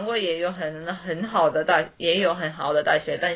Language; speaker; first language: Chinese; non-native, learner; Korean